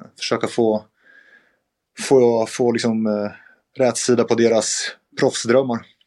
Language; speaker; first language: Swedish; native; Swedish